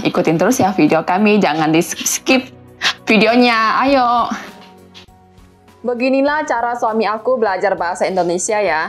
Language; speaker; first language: Indonesian; native; Indonesian